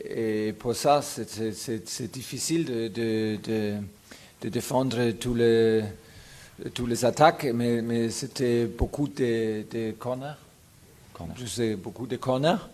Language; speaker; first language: French; non-native, fluent; German